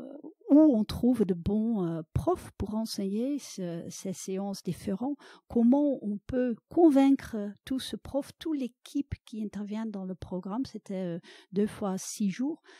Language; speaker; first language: French; non-native, fluent; Dutch